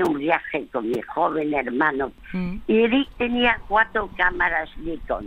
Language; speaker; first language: Spanish; early bilingual, other home language; French